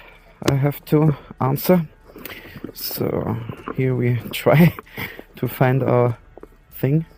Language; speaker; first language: English; non-native, learner; German